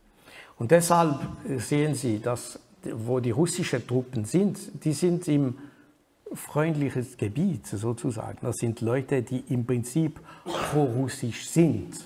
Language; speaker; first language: German; non-native, fluent; French